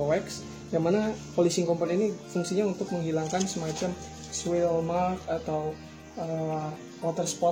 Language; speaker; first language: Indonesian; native; Indonesian